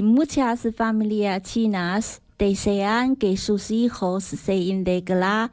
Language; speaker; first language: Spanish; non-native, learner; Chinese